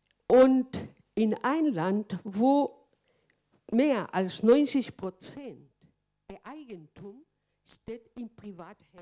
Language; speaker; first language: German; non-native, fluent; Spanish